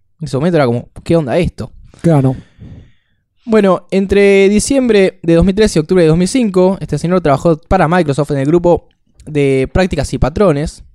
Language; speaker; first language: Spanish; native; Spanish